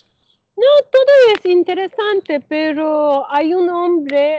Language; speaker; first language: Spanish; non-native, learner; Turkish